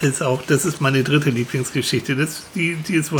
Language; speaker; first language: German; native; German